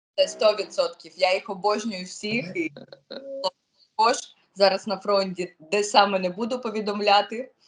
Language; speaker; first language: Ukrainian; non-native, local second language; Russian